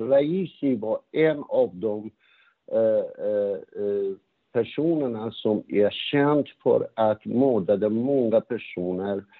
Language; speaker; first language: Swedish; non-native, fluent; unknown